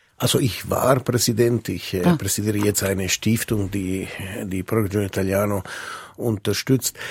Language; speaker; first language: German; non-native, local second language; Italian